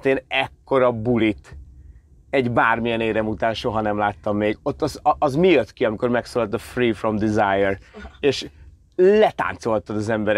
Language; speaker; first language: Hungarian; native; Hungarian